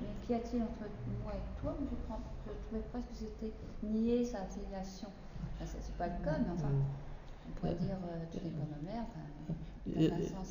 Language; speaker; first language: French; native; French